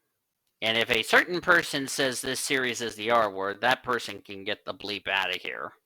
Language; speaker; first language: English; native; English